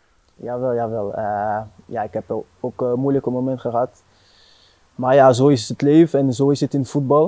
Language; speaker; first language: Dutch; non-native, fluent; French